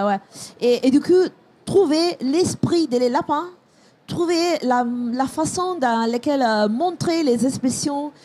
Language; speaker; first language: French; non-native, fluent; Italian